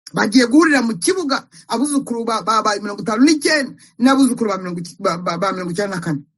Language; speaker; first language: Kinyarwanda; native; Kinyarwanda